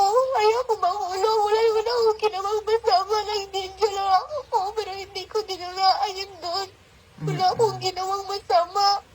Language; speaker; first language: Filipino; native; Filipino